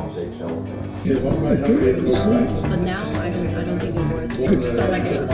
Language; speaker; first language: English; non-native, learner; Korean